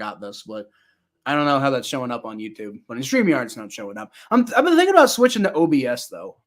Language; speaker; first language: English; native; English